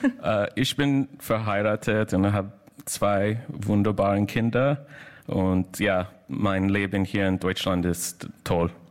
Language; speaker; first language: German; non-native, learner; English